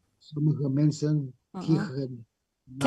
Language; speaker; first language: Dutch; non-native, learner; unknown